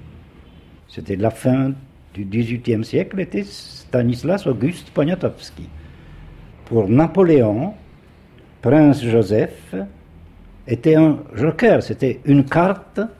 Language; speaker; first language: French; non-native, fluent; Polish